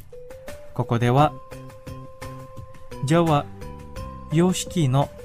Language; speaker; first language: Japanese; non-native, fluent; Indonesian